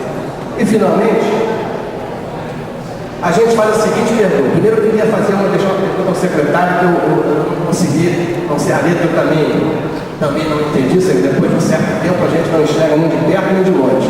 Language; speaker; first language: Portuguese; native; Portuguese